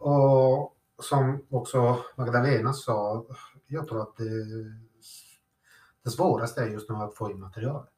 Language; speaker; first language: Swedish; non-native, fluent; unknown